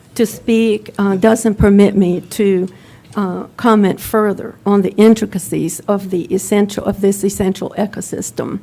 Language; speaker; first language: English; non-native, fluent; Spanish